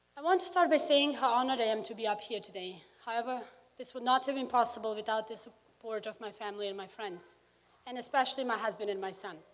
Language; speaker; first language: English; early bilingual, other home language; Bosnian